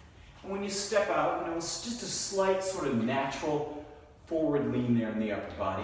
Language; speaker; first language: English; native; English